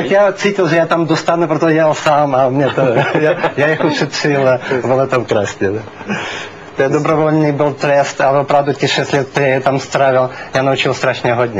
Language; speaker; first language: Czech; non-native, learner; Russian